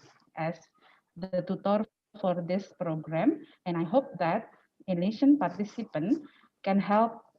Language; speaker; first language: English; non-native, fluent; Indonesian